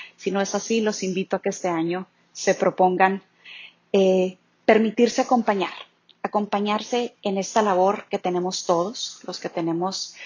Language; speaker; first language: Spanish; native; Spanish